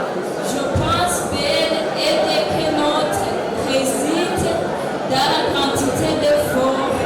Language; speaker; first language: French; non-native, local second language; Rundi